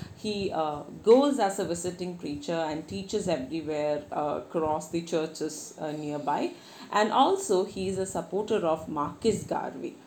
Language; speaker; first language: English; non-native, local second language; Malayalam